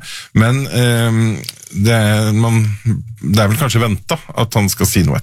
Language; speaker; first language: Norwegian; native; Norwegian